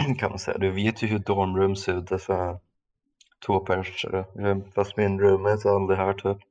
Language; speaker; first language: Swedish; non-native, fluent; German